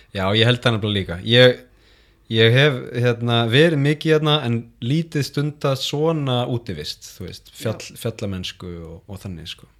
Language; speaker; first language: Icelandic; native; Icelandic